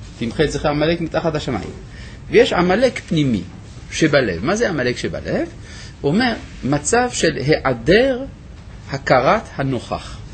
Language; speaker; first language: Hebrew; non-native, fluent; French